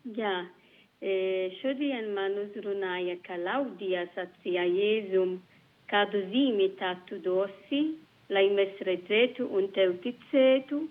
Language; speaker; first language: Latvian; non-native, learner; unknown